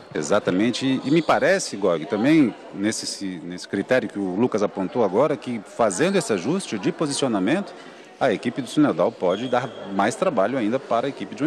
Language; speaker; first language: Portuguese; native; Portuguese